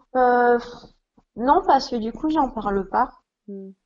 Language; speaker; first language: French; native; French